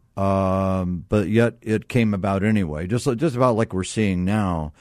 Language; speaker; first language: English; native; English